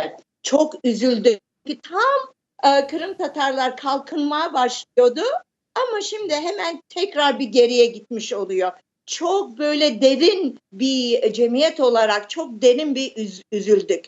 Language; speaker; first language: Turkish; early bilingual, heritage; Turkish